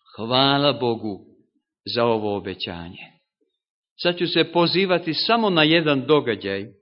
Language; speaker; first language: Serbian; non-native, local second language; Hungarian